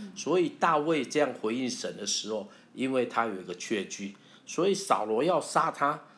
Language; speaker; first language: Chinese; native; Chinese